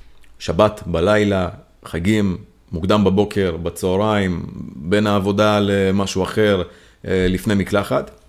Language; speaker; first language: Hebrew; native; Hebrew